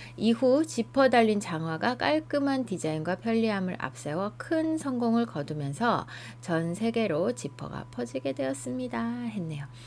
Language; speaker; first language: Korean; native; Korean